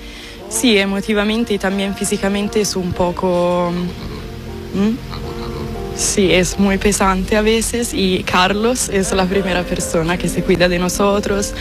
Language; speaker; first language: Spanish; non-native, fluent; Italian